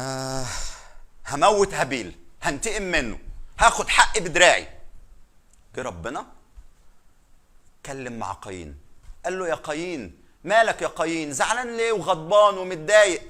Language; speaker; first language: Arabic; native; Arabic